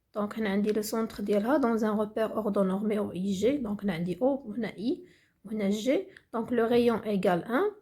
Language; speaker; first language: French; non-native, local second language; Arabic